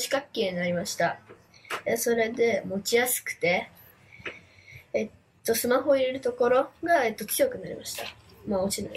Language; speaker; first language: Japanese; early bilingual, heritage; Japanese